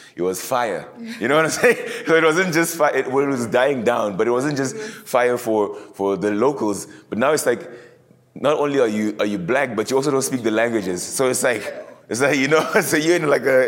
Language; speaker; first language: English; early bilingual, other home language; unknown